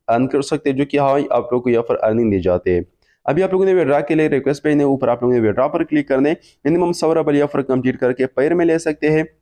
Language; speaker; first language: Urdu; non-native, local second language; Pashto